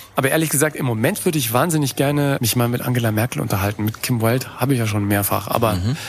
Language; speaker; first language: German; native; German